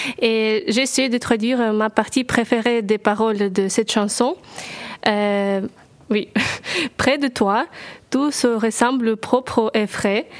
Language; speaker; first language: French; non-native, learner; Russian